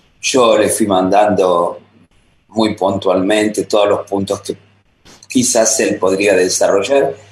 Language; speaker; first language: Spanish; native; Spanish